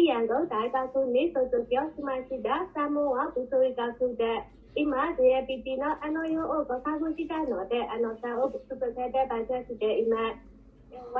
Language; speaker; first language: Japanese; non-native, learner; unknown